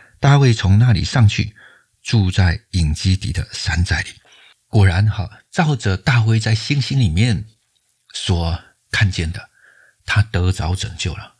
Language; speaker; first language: Chinese; native; Chinese